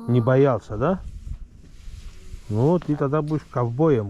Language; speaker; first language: Russian; non-native, fluent; Greek